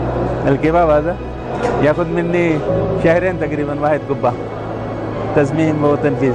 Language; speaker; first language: Arabic; non-native, fluent; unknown